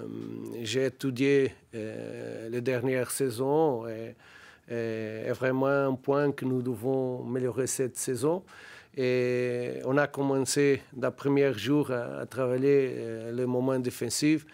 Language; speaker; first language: French; non-native, learner; Portuguese